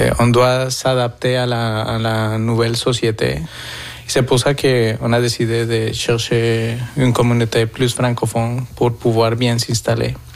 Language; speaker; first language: French; non-native, fluent; Spanish